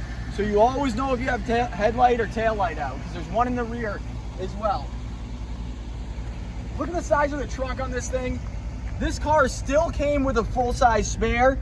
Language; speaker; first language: English; native; English